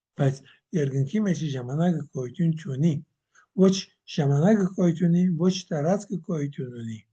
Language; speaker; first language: Armenian; early bilingual, heritage; Armenian